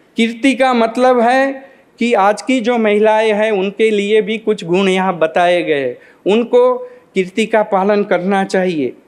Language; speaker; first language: Hindi; non-native, local second language; Gujarati